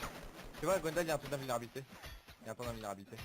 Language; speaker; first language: French; native; French